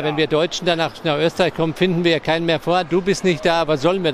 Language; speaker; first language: German; native; German